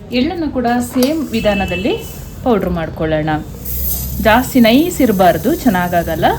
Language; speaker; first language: Kannada; non-native, local second language; Kodava